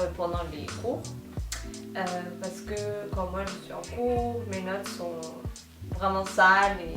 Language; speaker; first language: French; native; French